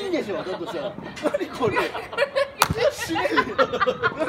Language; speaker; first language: Japanese; native; Japanese